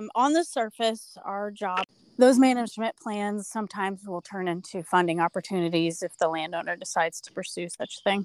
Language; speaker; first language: English; native; English